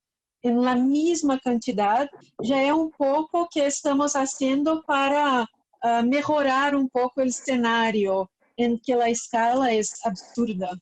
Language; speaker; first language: Spanish; non-native, fluent; Portuguese